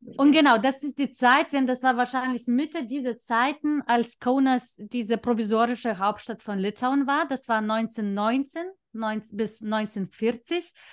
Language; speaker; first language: German; non-native, fluent; Lithuanian